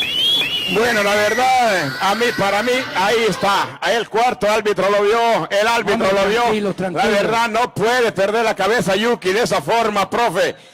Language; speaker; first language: Spanish; native; Spanish